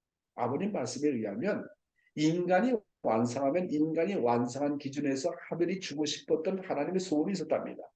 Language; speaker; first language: Korean; native; Korean